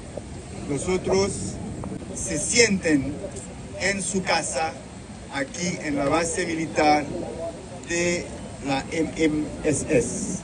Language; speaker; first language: Spanish; non-native, fluent; Haitian Creole